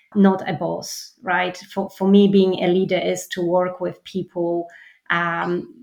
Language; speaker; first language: English; non-native, fluent; Polish